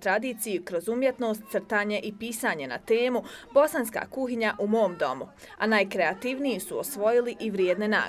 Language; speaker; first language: Bosnian; native; Bosnian